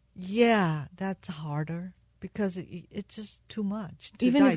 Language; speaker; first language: English; non-native, fluent; Korean